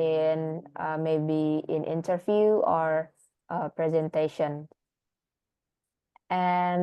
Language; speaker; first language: English; non-native, learner; Indonesian